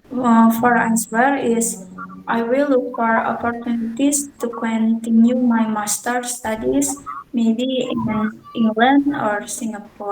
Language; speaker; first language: English; non-native, learner; Indonesian